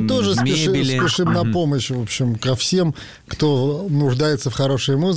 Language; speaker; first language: Russian; native; Russian